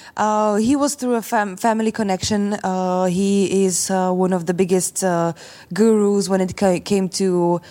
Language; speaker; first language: English; non-native, fluent; Slovak